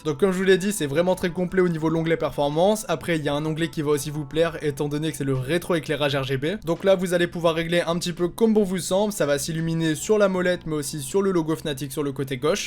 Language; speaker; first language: French; native; French